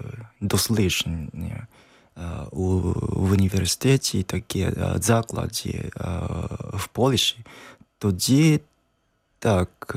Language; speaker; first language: Ukrainian; non-native, learner; Japanese